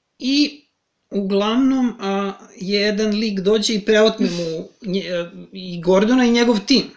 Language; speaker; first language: Serbian; native; Serbian